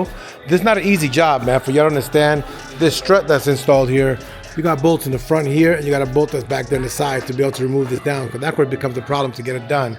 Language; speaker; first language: English; native; English